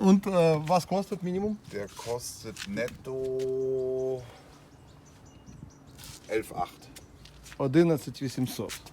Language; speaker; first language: German; non-native, learner; Ukrainian